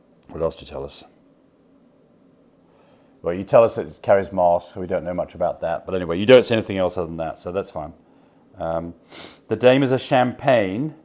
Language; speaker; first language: English; native; English